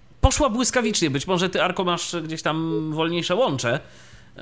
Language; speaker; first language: Polish; native; Polish